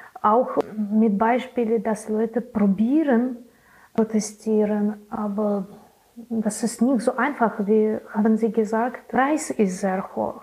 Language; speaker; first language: German; non-native, learner; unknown